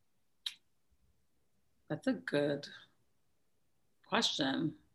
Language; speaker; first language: English; native; English